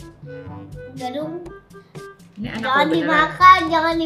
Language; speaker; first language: Indonesian; native; Indonesian